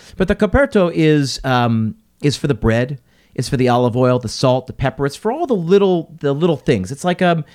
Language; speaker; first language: English; native; English